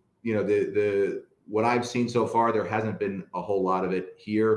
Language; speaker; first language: English; native; English